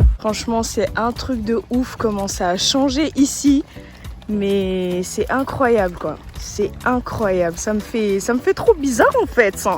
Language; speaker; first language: French; early bilingual, other home language; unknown